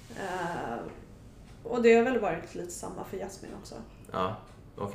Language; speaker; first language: Swedish; native; Swedish